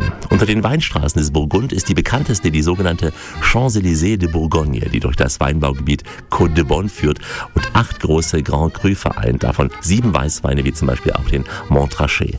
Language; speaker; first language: German; native; German